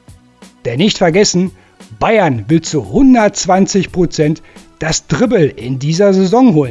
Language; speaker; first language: German; native; German